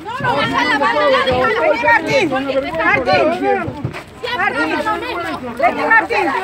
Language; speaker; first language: Spanish; native; Spanish